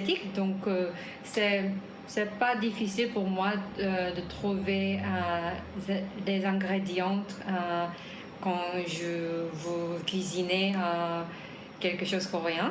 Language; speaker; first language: French; non-native, learner; Korean